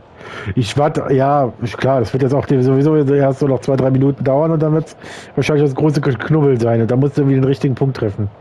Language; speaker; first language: German; native; German